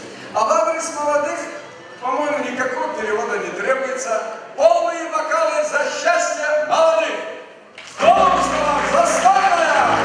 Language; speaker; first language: Russian; non-native, local second language; Crimean Tatar